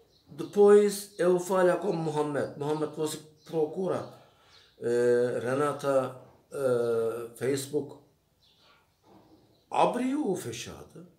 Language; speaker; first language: Portuguese; non-native, learner; Turkish